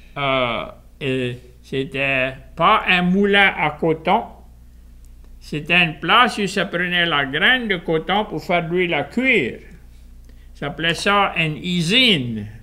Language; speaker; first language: French; native; French